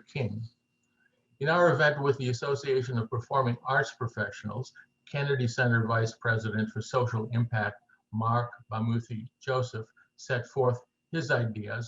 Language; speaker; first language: English; native; English